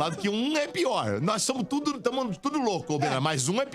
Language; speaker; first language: Portuguese; native; Portuguese